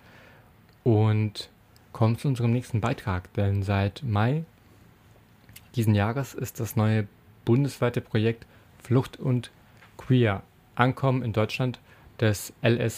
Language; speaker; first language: German; native; German